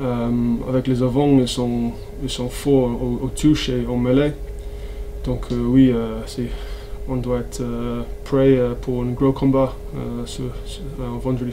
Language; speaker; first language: French; non-native, fluent; English